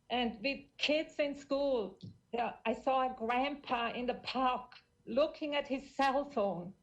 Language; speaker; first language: English; non-native, fluent; German